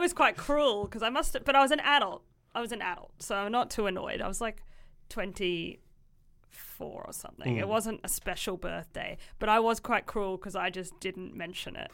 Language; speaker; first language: English; native; English